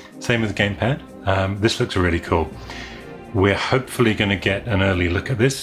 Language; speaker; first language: English; native; English